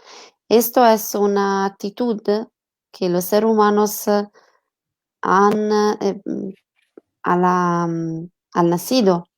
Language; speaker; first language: Spanish; non-native, learner; Italian